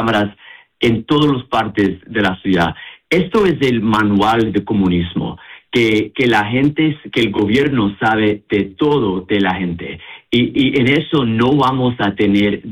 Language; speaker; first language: Spanish; early bilingual, heritage; Spanish